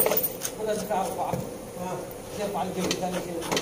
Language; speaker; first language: Arabic; native; Arabic